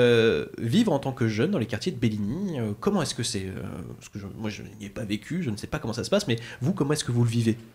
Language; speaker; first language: French; native; French